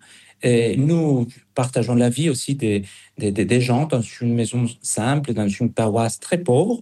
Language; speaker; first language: French; non-native, fluent; Spanish